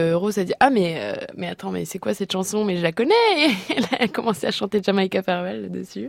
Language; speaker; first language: French; early bilingual, other home language; Portuguese